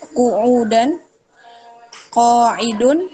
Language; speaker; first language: Arabic; non-native, learner; Indonesian